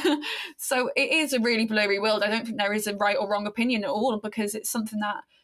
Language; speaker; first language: English; native; English